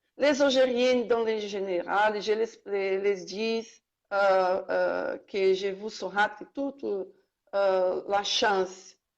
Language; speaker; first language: French; non-native, learner; Portuguese